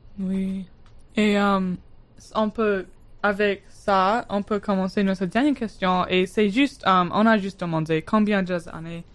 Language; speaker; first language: French; non-native, learner; English